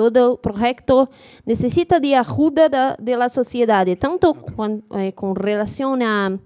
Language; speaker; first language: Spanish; non-native, learner; Portuguese